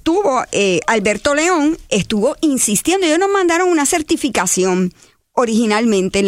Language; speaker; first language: Spanish; native; Spanish